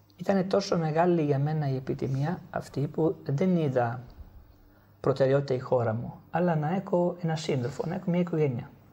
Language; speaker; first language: Greek; non-native, fluent; Italian